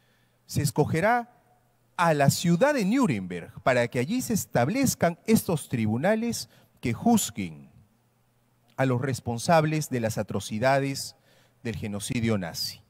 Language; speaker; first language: Spanish; native; Spanish